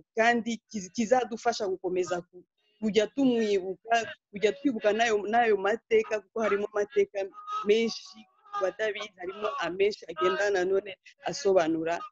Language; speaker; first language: Kinyarwanda; early bilingual, heritage; Kinyarwanda